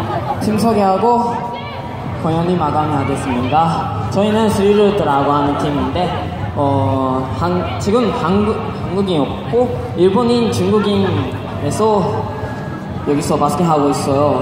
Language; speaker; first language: Korean; non-native, fluent; Japanese